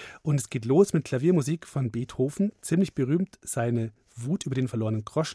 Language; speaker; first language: German; native; German